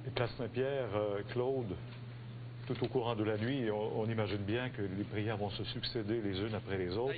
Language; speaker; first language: French; native; French